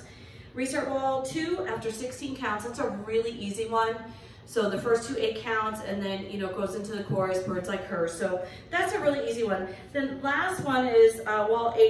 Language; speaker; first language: English; native; English